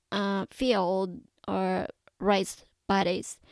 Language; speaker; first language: English; non-native, local second language; Cebuano